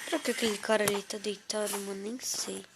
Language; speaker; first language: Portuguese; native; Portuguese